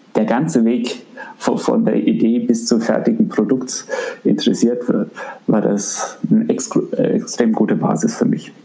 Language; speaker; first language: German; native; German